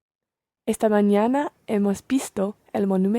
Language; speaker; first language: Spanish; non-native, learner; English